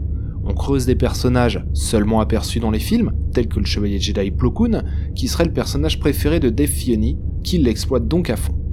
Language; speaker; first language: French; native; French